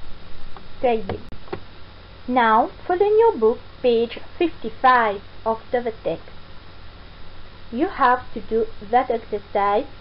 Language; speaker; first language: English; non-native, fluent; French